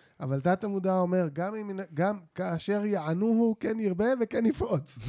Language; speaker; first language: Hebrew; native; Hebrew